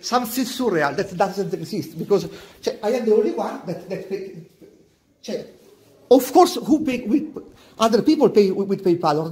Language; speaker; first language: English; non-native, learner; Italian